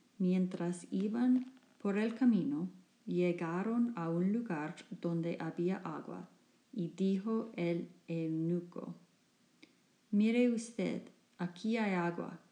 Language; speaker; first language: Spanish; non-native, learner; English